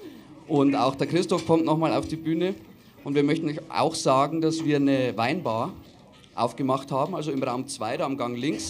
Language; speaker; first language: German; native; German